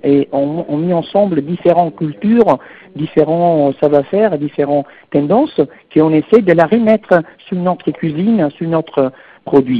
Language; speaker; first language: French; non-native, fluent; Italian